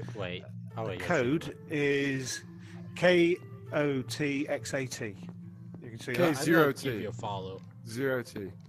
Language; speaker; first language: English; non-native, fluent; Polish